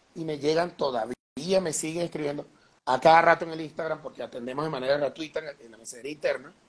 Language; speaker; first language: Spanish; native; Spanish